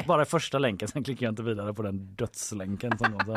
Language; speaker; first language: Swedish; native; Swedish